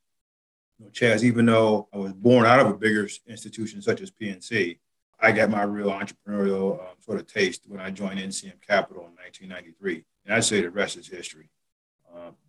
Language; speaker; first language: English; native; English